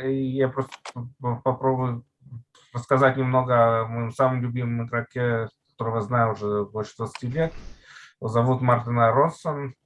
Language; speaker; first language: Russian; native; Russian